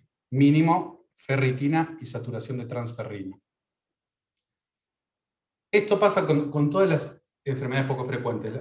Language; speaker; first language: Spanish; native; Spanish